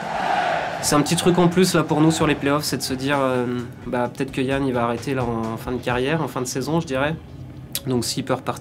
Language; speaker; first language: French; native; French